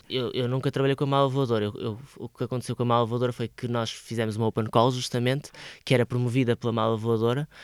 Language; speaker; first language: Portuguese; native; Portuguese